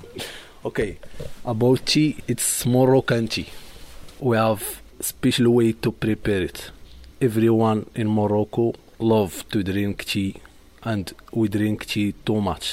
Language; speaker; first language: English; non-native, learner; Arabic